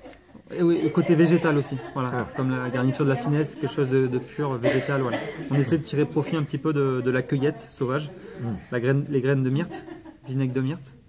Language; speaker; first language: French; native; French